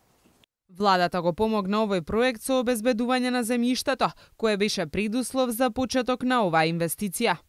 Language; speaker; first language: Macedonian; native; Macedonian